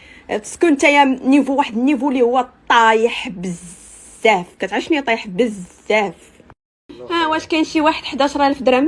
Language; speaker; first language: Arabic; native; Arabic